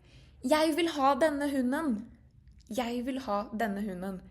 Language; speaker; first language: Norwegian; non-native, fluent; Portuguese